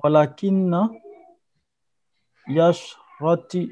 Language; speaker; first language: Arabic; non-native, learner; French